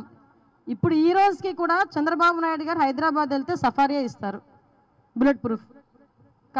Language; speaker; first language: Telugu; native; Telugu